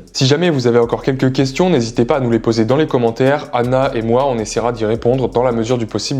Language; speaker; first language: French; native; French